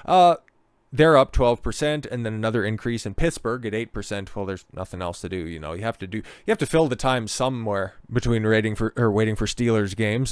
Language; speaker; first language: English; native; English